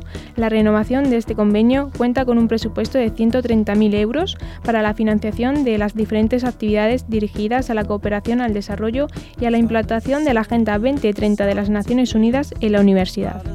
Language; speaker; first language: Spanish; native; Spanish